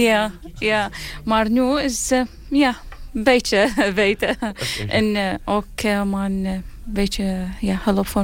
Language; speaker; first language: Dutch; non-native, learner; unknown